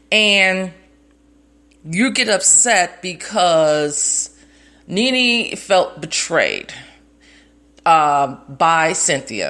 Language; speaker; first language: English; native; English